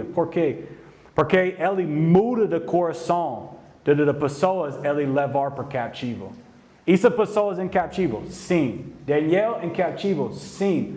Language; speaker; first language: Portuguese; non-native, learner; English